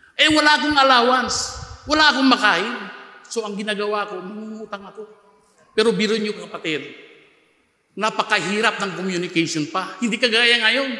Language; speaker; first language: Filipino; non-native, local second language; Iloko